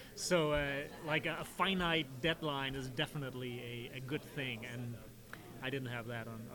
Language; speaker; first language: English; non-native, fluent; Danish